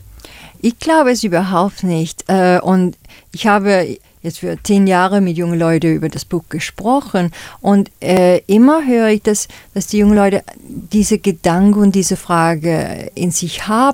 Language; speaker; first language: German; non-native, fluent; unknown